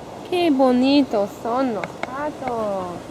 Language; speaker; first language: Spanish; non-native, learner; English